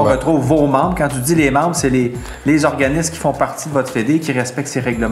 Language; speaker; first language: French; native; French